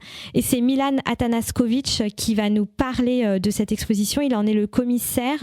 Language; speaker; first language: French; native; French